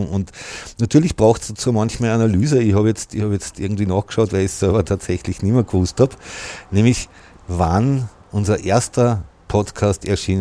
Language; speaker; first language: German; native; German